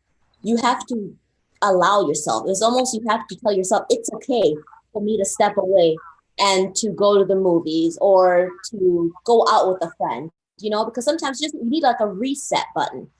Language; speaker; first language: English; early bilingual, other home language; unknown